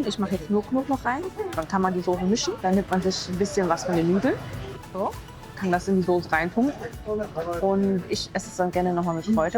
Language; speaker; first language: German; native; German